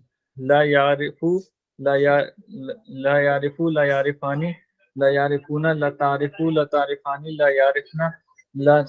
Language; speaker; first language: Arabic; non-native, learner; Urdu